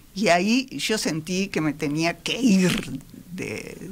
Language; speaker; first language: Spanish; native; Spanish